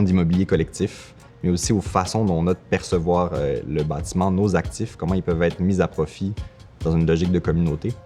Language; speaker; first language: French; native; French